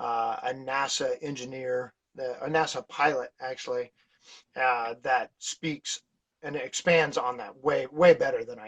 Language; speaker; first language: English; native; English